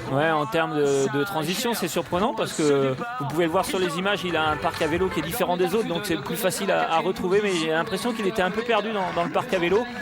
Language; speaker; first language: French; native; French